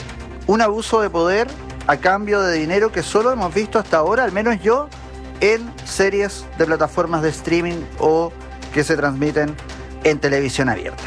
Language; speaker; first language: Spanish; native; Spanish